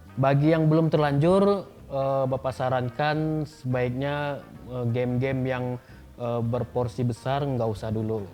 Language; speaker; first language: Indonesian; native; Indonesian